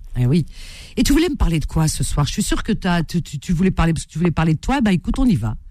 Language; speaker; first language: French; native; French